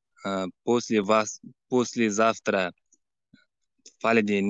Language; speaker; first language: Russian; non-native, learner; Uzbek